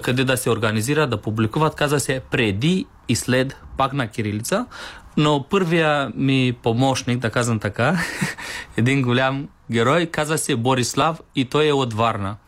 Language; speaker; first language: Bulgarian; non-native, learner; Romanian